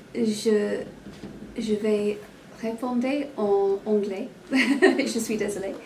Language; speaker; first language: French; non-native, learner; English